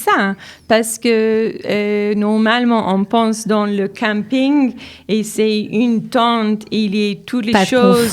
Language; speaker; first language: French; non-native, learner; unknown